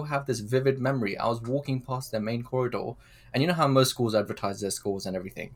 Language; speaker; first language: English; early bilingual, other home language; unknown